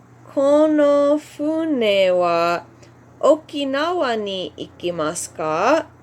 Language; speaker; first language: Japanese; non-native, fluent; English